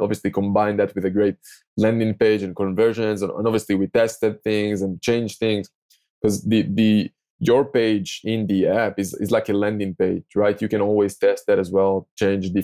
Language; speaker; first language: English; non-native, fluent; Hebrew